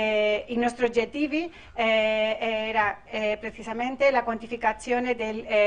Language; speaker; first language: Italian; non-native, learner; Spanish